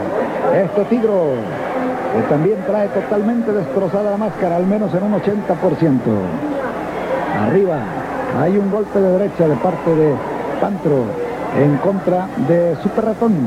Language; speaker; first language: Spanish; native; Spanish